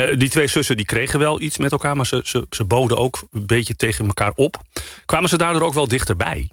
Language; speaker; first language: Dutch; native; Dutch